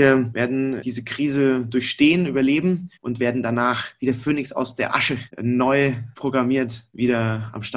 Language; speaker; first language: German; native; German